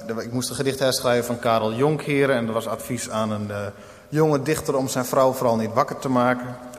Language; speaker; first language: Dutch; non-native, local second language; Western Frisian